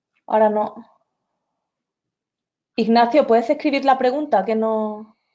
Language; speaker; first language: Spanish; native; Spanish